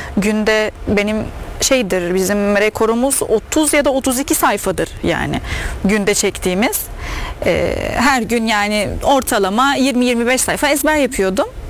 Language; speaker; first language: Turkish; non-native, fluent; Arabic